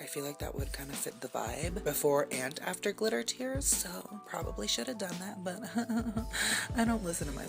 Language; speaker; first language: English; native; English